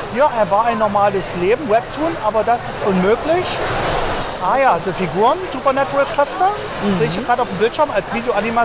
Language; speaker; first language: German; native; German